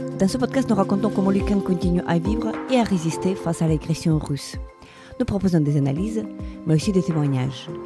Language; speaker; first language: French; non-native, fluent; Ukrainian